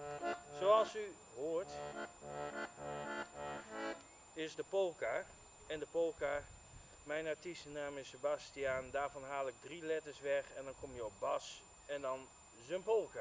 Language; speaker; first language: Dutch; native; Dutch